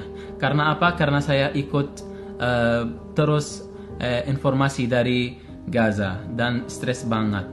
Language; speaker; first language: Indonesian; non-native, learner; Arabic